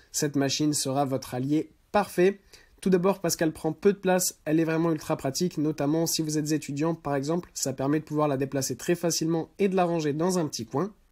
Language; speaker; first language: French; native; French